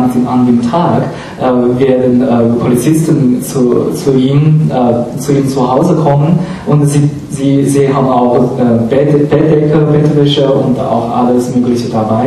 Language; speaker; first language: German; non-native, fluent; Chinese